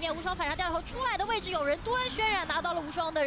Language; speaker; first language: Chinese; native; Chinese